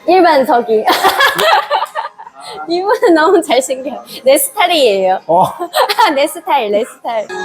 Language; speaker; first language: Korean; non-native, fluent; Chinese